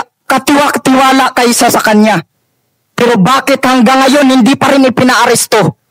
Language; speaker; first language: Filipino; native; Filipino